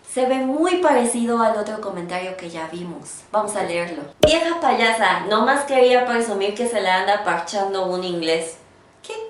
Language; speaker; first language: Spanish; native; Spanish